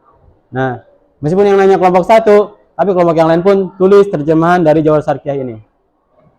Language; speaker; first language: Indonesian; native; Indonesian